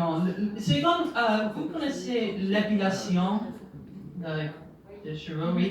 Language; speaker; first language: French; non-native, learner; English